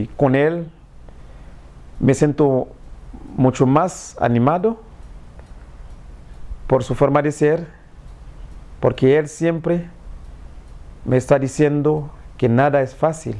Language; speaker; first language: Spanish; non-native, fluent; Haitian Creole